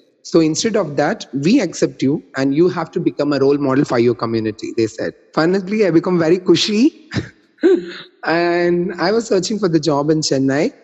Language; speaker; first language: English; non-native, local second language; Tamil